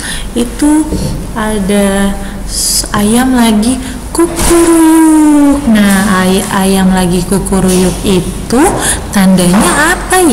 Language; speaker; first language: Indonesian; native; Indonesian